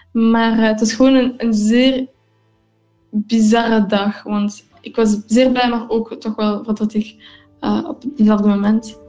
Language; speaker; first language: Dutch; non-native, local second language; English